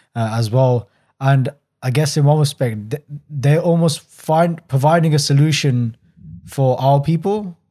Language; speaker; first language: English; native; English